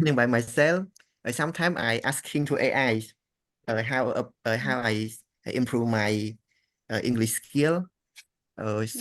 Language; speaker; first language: English; non-native, learner; Khmer